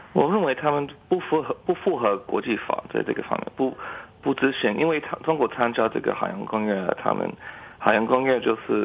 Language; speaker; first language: Chinese; early bilingual, heritage; English